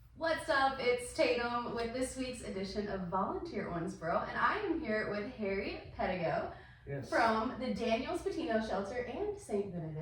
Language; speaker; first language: English; native; English